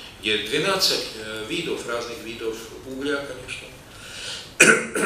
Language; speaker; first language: Russian; non-native, fluent; Czech